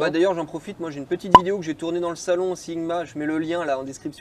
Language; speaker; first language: French; native; French